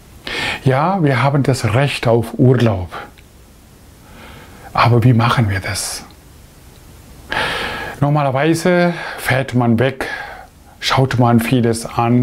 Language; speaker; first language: German; non-native, fluent; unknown